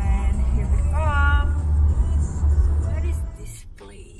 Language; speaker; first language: English; non-native, fluent; Indonesian